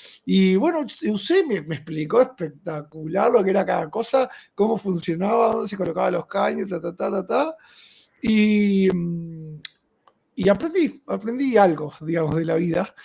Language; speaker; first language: Spanish; native; Spanish